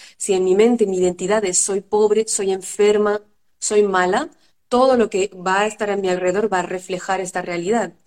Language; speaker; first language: Spanish; non-native, fluent; French